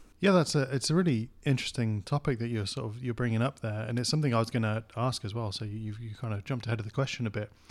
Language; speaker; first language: English; native; English